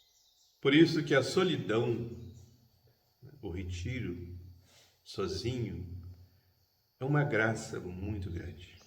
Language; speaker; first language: Portuguese; native; Portuguese